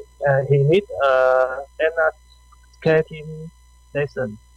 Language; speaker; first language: English; non-native, learner; Chinese